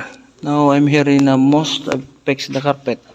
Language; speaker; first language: English; non-native, learner; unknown